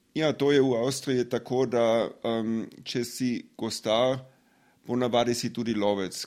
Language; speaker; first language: Slovenian; non-native, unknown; German